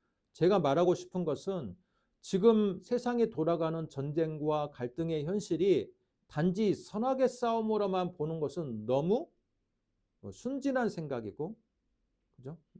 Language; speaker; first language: Korean; native; Korean